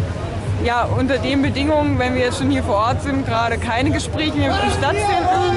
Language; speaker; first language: German; native; German